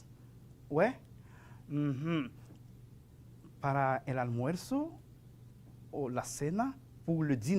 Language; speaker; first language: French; non-native, fluent; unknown